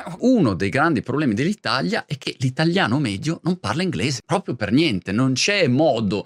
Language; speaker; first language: Italian; native; Italian